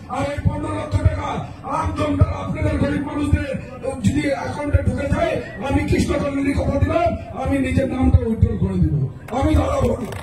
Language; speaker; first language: Bangla; non-native, local second language; Hindi